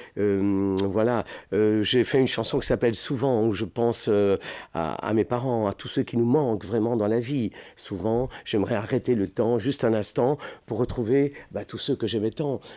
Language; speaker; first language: French; early bilingual, other home language; Italian